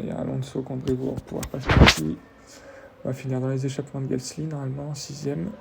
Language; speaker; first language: French; native; French